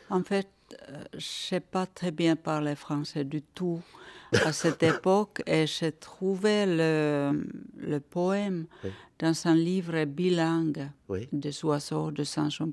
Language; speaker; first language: French; non-native, fluent; Finnish